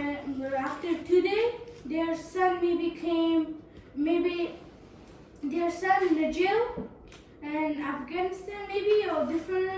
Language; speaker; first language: English; non-native, learner; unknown